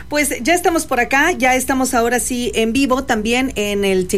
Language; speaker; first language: Spanish; native; Spanish